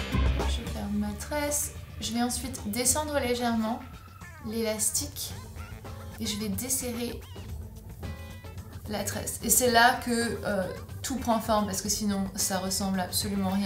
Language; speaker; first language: French; native; French